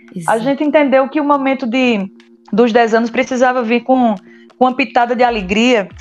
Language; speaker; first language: Portuguese; native; Portuguese